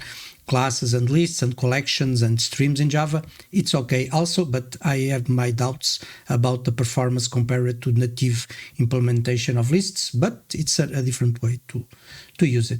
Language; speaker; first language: English; non-native, fluent; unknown